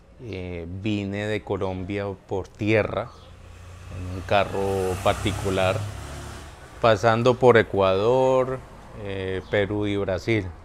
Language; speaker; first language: Spanish; native; Spanish